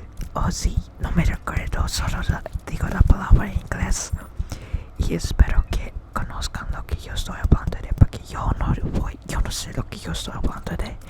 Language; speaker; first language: Spanish; early bilingual, heritage; English